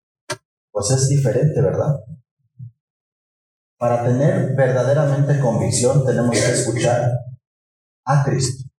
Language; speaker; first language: Spanish; native; Spanish